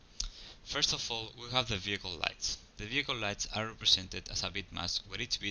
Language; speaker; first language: English; non-native, fluent; Spanish